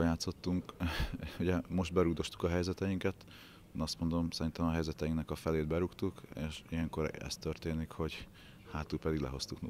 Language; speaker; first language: Hungarian; native; Hungarian